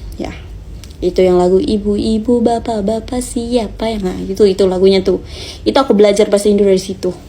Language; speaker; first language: Indonesian; non-native, fluent; Khmer